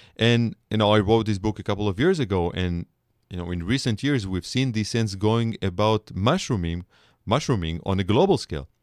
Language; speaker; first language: English; non-native, fluent; Hebrew